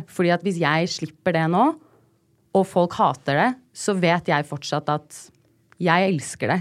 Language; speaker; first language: Norwegian; native; Norwegian